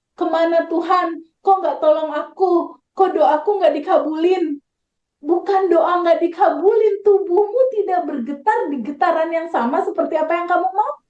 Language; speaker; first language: Indonesian; native; Indonesian